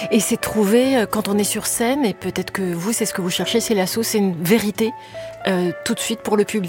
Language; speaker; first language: French; native; French